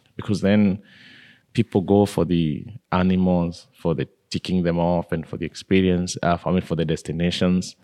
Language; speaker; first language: English; non-native, local second language; Kikuyu